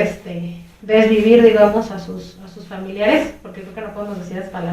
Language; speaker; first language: Spanish; native; Spanish